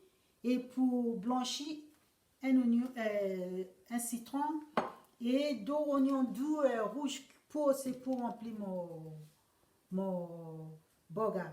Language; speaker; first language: French; non-native, fluent; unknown